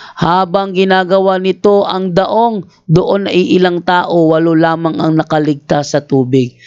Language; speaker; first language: Filipino; native; Filipino